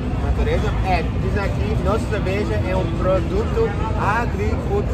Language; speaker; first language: Portuguese; non-native, fluent; English